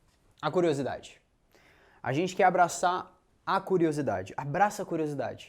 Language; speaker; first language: Portuguese; native; Portuguese